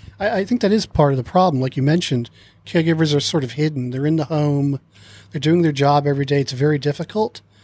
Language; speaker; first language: English; native; English